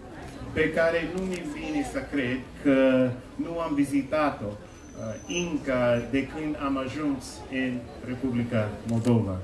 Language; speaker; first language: Romanian; non-native, fluent; English